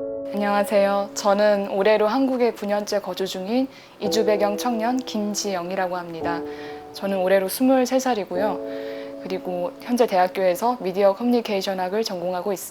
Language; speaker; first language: Korean; non-native, fluent; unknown